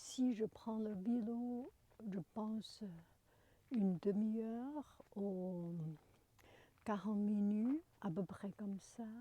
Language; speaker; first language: French; non-native, learner; Chinese